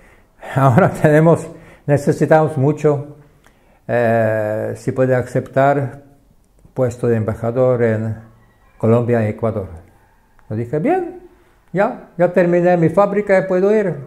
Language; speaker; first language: Spanish; non-native, fluent; Czech